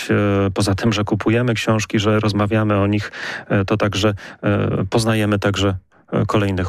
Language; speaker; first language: Polish; native; Polish